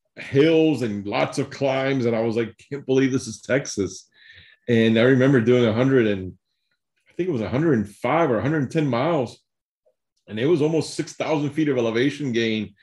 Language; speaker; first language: English; early bilingual, other home language; Spanish